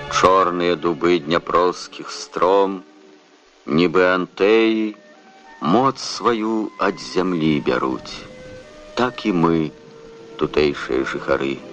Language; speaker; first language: Belarusian; native; Belarusian